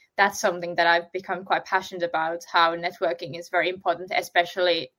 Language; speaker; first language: English; non-native, fluent; Finnish